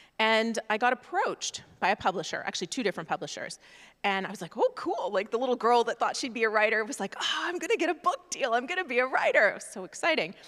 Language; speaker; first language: English; native; English